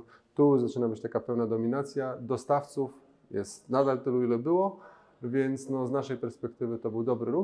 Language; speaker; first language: Polish; native; Polish